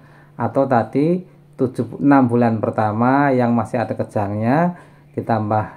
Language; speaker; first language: Indonesian; native; Indonesian